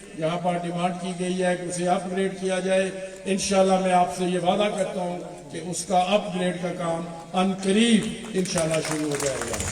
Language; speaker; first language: Urdu; non-native, local second language; Pahari-Potwari